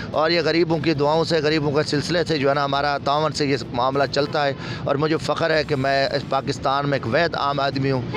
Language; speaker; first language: Urdu; non-native, local second language; Saraiki